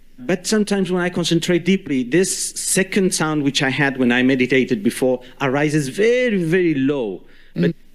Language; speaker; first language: English; non-native, fluent; Spanish